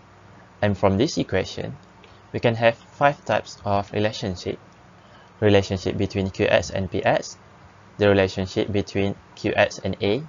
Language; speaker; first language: English; non-native, local second language; Malay